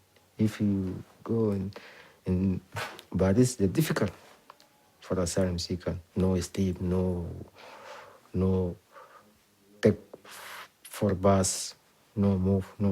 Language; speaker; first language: English; non-native, learner; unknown